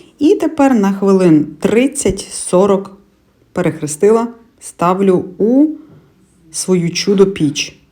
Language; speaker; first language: Ukrainian; native; Ukrainian